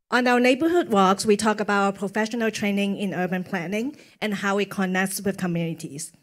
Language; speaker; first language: English; non-native, local second language; Cantonese